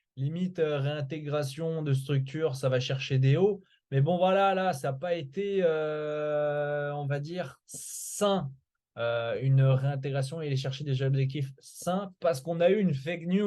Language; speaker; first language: French; native; French